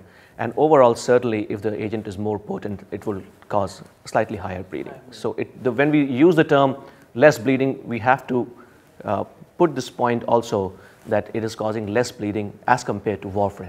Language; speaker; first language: English; non-native, local second language; Hindi